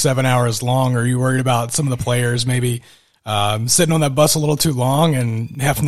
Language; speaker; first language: English; native; English